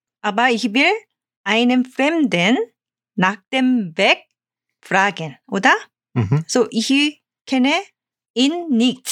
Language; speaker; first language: German; non-native, fluent; Korean